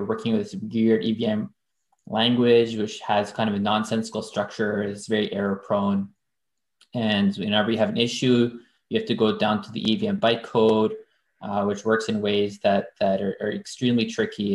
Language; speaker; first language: English; non-native, fluent; French